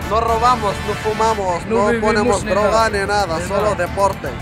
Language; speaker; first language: Spanish; non-native, fluent; Arabic